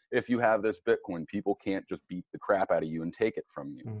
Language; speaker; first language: English; native; English